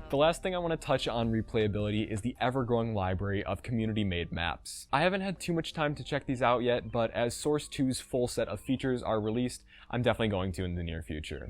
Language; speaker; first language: English; native; English